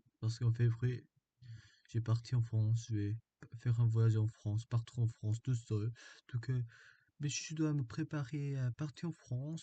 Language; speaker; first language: French; non-native, learner; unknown